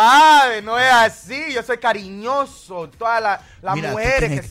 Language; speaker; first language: Spanish; early bilingual, heritage; Spanish